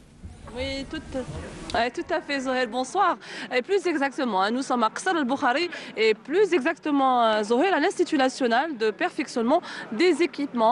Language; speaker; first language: French; non-native, local second language; Arabic